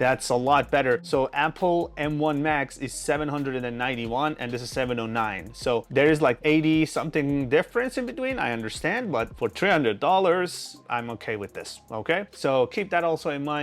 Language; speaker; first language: English; non-native, fluent; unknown